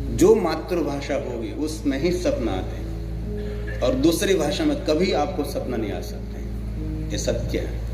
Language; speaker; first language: Hindi; non-native, local second language; Gujarati